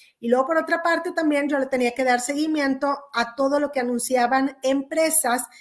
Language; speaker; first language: Spanish; native; Spanish